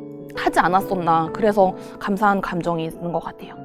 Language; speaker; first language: Korean; native; Korean